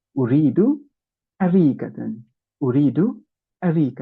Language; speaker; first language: Arabic; non-native, fluent; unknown